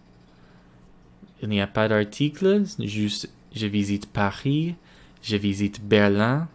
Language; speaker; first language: French; non-native, learner; English